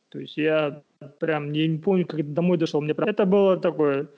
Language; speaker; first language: Russian; non-native, local second language; Kazakh